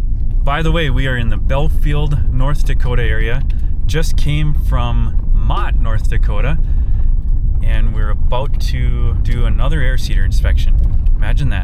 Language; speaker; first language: English; native; English